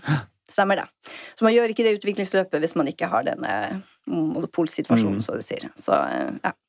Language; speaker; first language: Norwegian; native; Norwegian